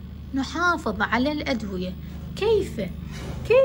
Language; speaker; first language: Arabic; native; Arabic